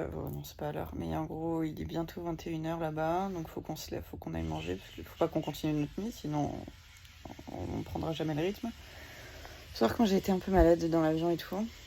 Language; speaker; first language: French; native; French